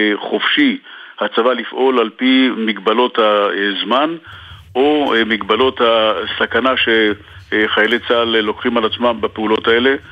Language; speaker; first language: Hebrew; native; Hebrew